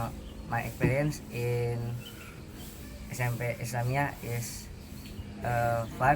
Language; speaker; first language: English; non-native, learner; Indonesian